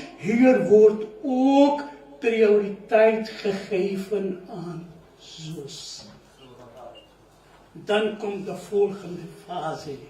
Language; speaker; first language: Dutch; non-native, learner; Urdu